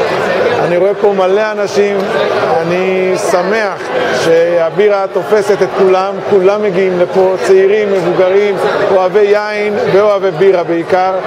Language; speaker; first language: Hebrew; native; Hebrew